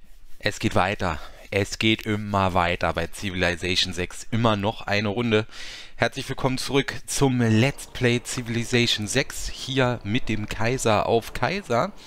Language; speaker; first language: German; native; German